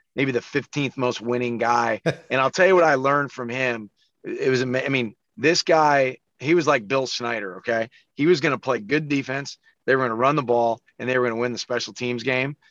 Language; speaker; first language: English; native; English